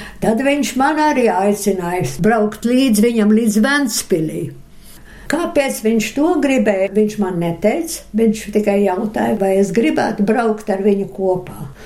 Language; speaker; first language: Latvian; early bilingual, other home language; Russian